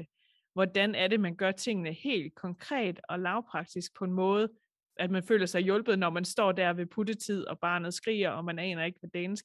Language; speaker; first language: Danish; native; Danish